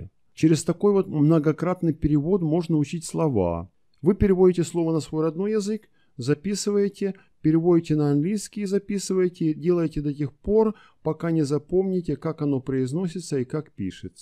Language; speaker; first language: Russian; native; Russian